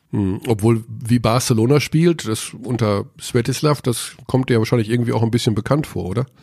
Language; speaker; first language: German; native; German